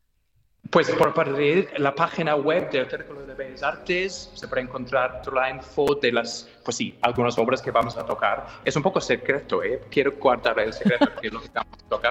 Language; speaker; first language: Spanish; non-native, fluent; English